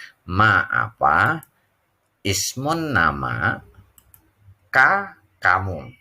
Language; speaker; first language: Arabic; non-native, fluent; Indonesian